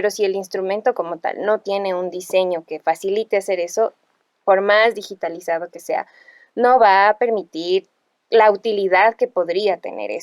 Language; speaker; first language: Spanish; native; Spanish